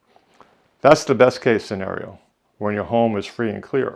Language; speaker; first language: English; native; English